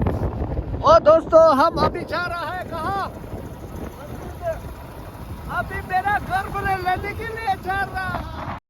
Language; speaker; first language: Hindi; non-native, local second language; Tibetan